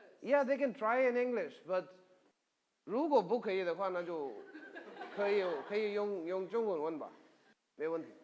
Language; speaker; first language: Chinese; non-native, fluent; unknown